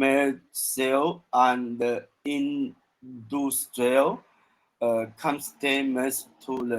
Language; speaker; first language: English; non-native, learner; Chinese